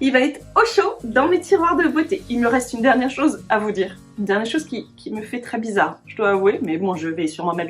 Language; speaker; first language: French; native; French